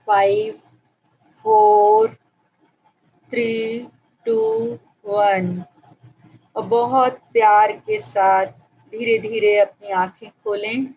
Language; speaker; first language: Hindi; native; Hindi